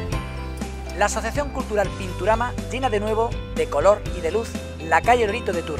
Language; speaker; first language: Spanish; native; Spanish